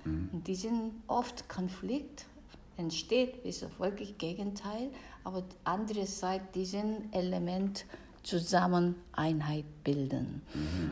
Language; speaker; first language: German; non-native, fluent; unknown